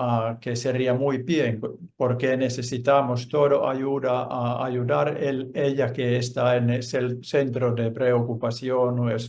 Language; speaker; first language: Spanish; non-native, fluent; Finnish